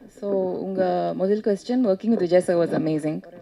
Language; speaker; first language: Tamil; non-native, learner; Kannada